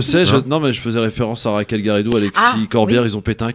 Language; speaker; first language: French; native; French